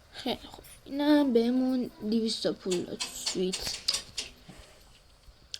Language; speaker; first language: Persian; native; Persian